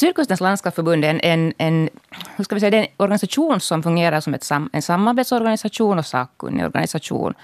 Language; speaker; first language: Swedish; native; Swedish